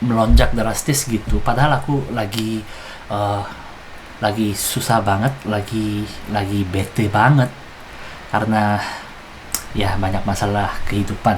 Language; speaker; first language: Indonesian; non-native, fluent; Korean